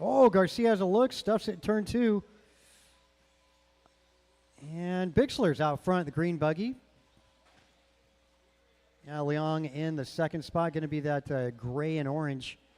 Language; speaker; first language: English; native; English